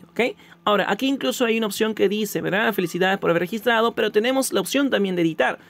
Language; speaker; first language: Spanish; native; Spanish